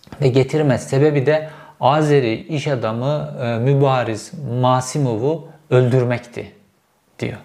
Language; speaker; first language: Turkish; native; Turkish